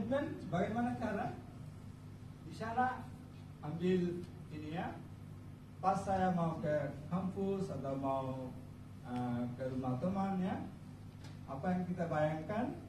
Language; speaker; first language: Indonesian; non-native, fluent; Bangla